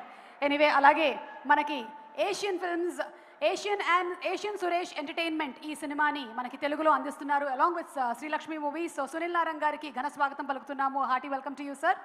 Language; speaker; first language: Telugu; native; Telugu